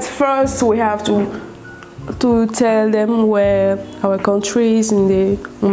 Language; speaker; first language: English; non-native, local second language; French